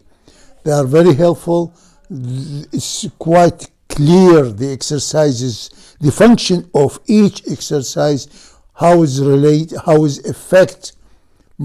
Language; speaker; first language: English; non-native, fluent; Arabic